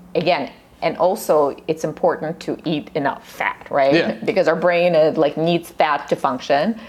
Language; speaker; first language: English; early bilingual, other home language; Russian